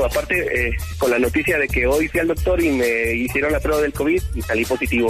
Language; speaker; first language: Spanish; native; Spanish